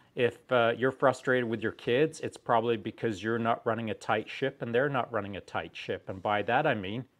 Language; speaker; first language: English; native; English